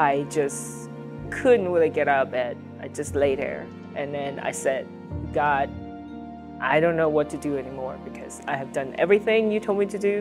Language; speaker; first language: English; non-native, fluent; Chinese